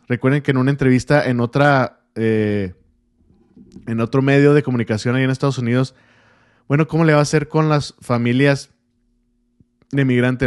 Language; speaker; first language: Spanish; native; Spanish